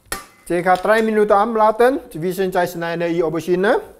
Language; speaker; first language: German; non-native, learner; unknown